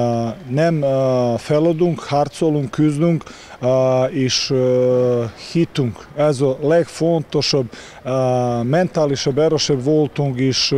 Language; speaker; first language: Hungarian; non-native, learner; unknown